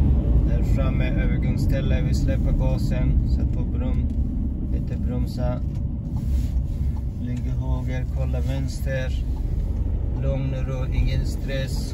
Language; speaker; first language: Swedish; non-native, fluent; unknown